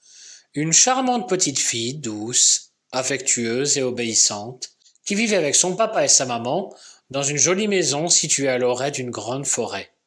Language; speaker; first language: French; native; French